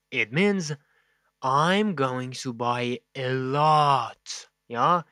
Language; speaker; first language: English; non-native, fluent; Persian